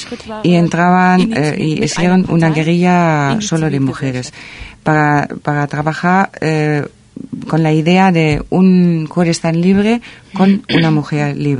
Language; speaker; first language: Spanish; non-native, fluent; German